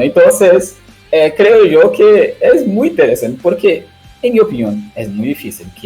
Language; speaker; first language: Spanish; non-native, learner; Portuguese